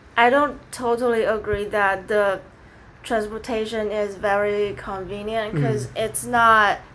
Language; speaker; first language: English; non-native, fluent; Chinese